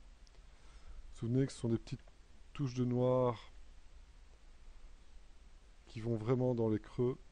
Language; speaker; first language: French; native; French